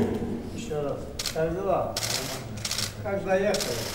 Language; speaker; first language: Russian; non-native, fluent; Turkmen